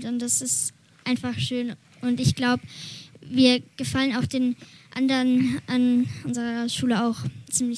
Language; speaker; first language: German; native; German